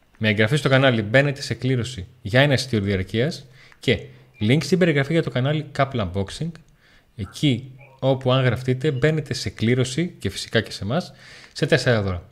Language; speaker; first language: Greek; native; Greek